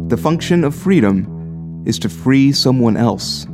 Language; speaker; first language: English; non-native, fluent; Spanish